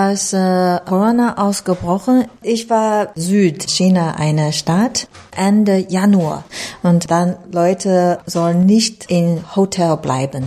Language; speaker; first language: German; non-native, learner; Chinese